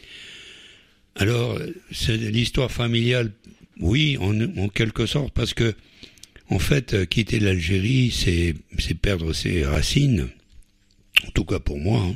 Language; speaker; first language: French; native; French